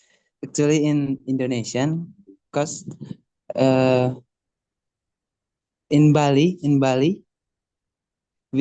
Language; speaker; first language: English; non-native, learner; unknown